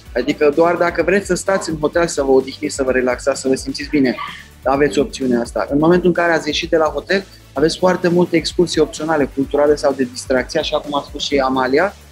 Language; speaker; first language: Romanian; non-native, fluent; Turkish